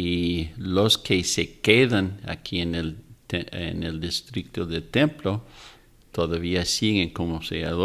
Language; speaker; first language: Spanish; non-native, fluent; English